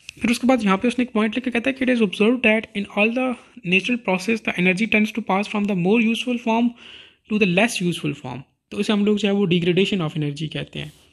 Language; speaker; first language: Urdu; non-native, local second language; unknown